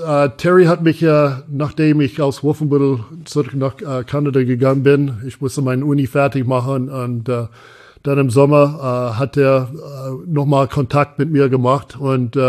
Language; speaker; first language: German; non-native, fluent; English